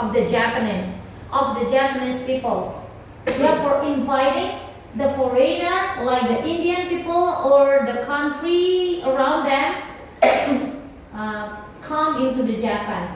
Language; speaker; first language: English; non-native, learner; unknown